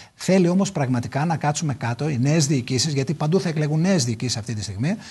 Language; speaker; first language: Greek; native; Greek